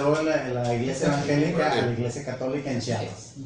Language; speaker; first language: Spanish; native; Spanish